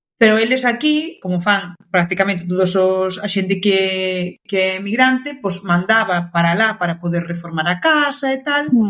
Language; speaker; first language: Galician; early bilingual, other home language; Kabuverdianu